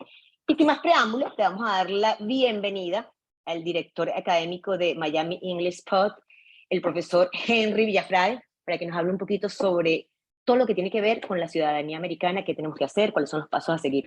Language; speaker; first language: Spanish; native; Spanish